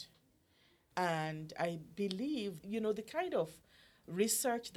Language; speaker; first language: English; non-native, local second language; Yoruba